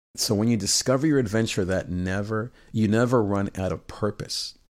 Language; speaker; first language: English; early bilingual, other home language; Spanish